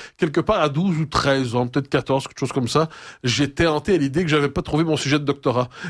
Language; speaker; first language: French; native; French